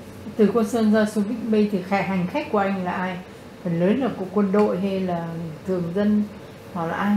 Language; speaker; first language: Vietnamese; native; Vietnamese